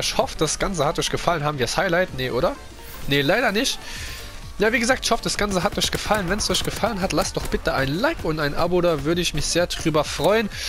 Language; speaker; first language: German; native; German